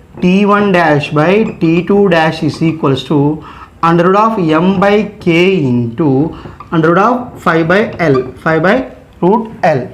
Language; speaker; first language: English; non-native, local second language; Telugu